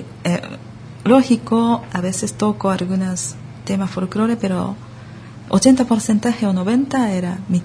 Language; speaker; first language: Spanish; non-native, learner; Japanese